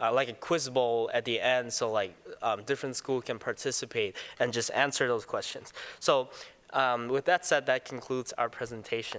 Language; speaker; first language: English; non-native, local second language; Cantonese